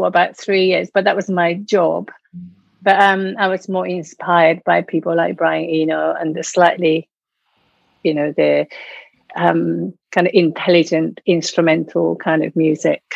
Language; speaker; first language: English; non-native, fluent; Japanese